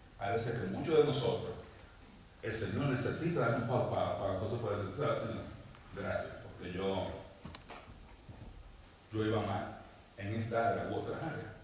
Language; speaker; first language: Spanish; native; Spanish